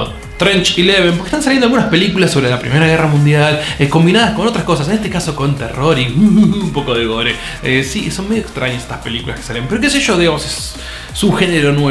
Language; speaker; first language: Spanish; native; Spanish